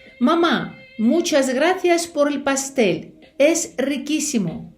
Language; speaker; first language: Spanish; non-native, fluent; Ukrainian